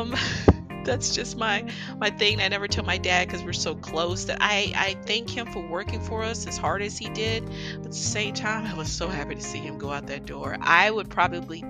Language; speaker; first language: English; native; English